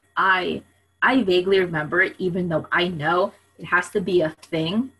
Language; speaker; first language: English; native; English